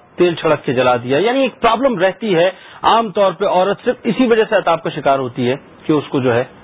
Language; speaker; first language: Urdu; native; Urdu